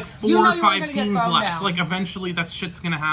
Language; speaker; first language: English; native; English